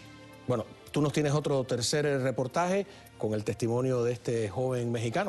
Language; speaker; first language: Spanish; native; Spanish